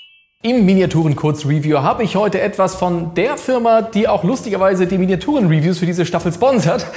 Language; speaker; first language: German; native; German